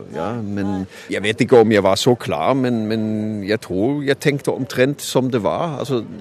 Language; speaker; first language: Norwegian; non-native, fluent; German